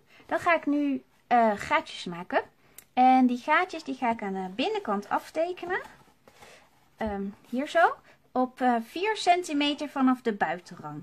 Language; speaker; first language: Dutch; native; Dutch